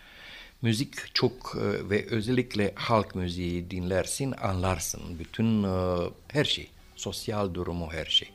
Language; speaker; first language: Turkish; non-native, fluent; Romanian